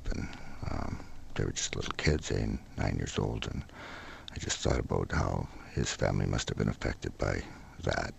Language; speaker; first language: English; native; English